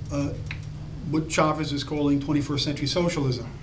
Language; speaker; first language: English; native; English